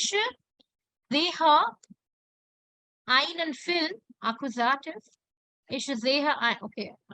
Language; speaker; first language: German; non-native, learner; Hindi